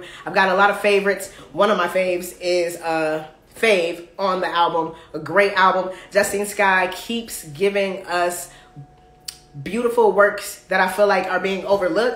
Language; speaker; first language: English; native; English